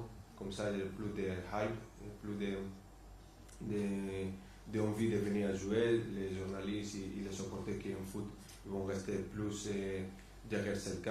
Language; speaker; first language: French; non-native, fluent; Spanish